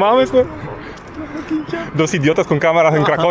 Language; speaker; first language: Spanish; non-native, learner; Polish